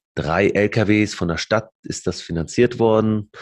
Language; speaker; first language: German; early bilingual, other home language; Arabic